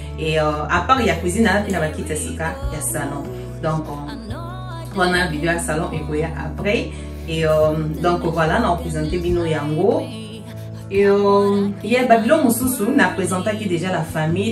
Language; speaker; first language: French; non-native, local second language; Lingala